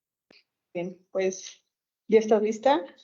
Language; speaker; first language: Spanish; native; Spanish